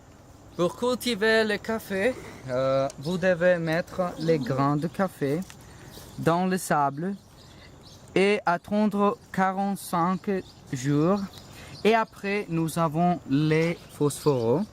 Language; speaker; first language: French; non-native, learner; Spanish